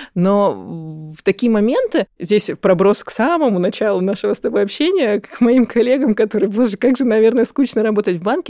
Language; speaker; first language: Russian; native; Russian